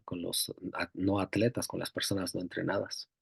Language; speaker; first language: Spanish; native; Spanish